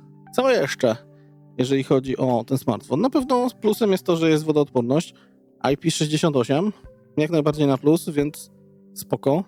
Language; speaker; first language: Polish; native; Polish